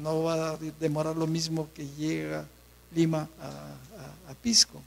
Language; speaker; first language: Spanish; native; Spanish